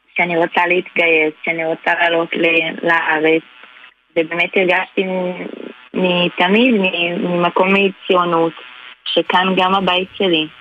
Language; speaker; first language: Hebrew; non-native, fluent; Portuguese